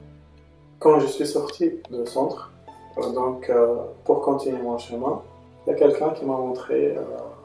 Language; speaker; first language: French; non-native, local second language; Arabic